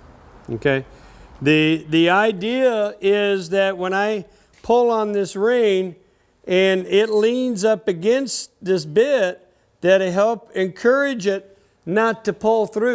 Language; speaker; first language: English; native; English